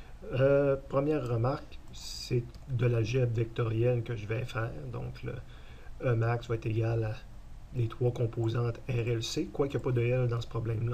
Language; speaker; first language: French; native; French